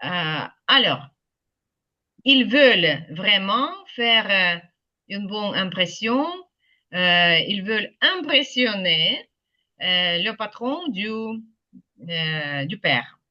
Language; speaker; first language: French; non-native, fluent; Ukrainian